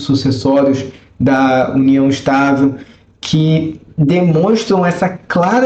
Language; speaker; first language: Portuguese; native; Portuguese